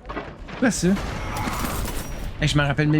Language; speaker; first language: French; native; French